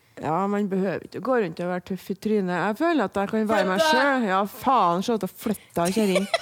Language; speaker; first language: Norwegian; native; Norwegian